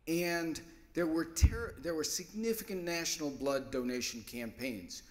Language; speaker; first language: English; native; English